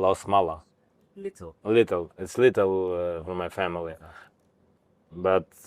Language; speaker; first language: English; non-native, learner; Ukrainian